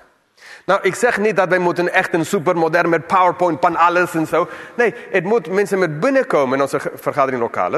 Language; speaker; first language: Dutch; non-native, fluent; English